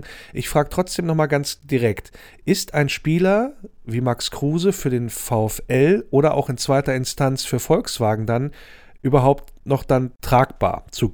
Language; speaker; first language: German; native; German